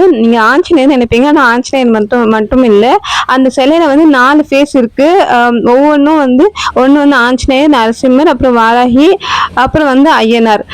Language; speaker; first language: Tamil; native; Tamil